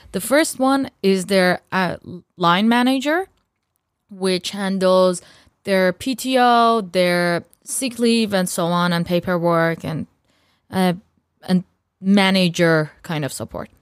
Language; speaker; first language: English; non-native, fluent; Persian